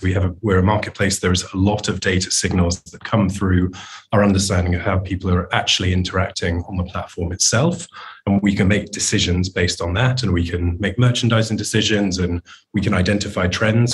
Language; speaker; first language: English; native; English